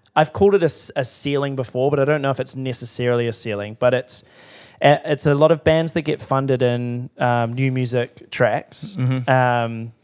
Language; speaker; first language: English; native; English